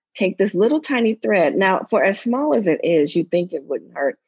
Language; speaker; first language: English; native; English